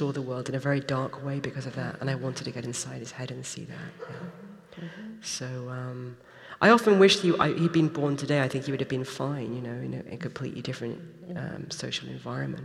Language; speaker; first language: English; native; English